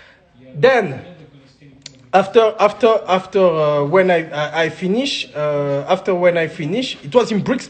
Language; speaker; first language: English; non-native, learner; French